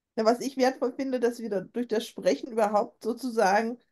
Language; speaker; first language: German; native; German